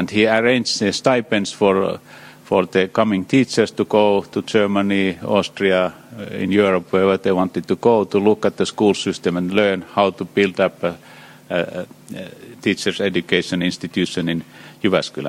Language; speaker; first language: English; non-native, fluent; Finnish